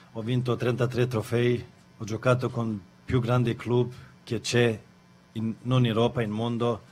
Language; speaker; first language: Italian; non-native, fluent; Bosnian